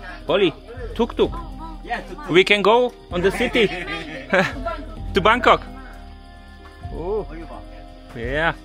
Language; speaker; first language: English; non-native, learner; Polish